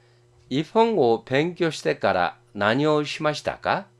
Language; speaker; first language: Japanese; non-native, fluent; Korean